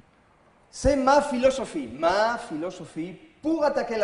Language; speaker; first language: French; non-native, learner; Spanish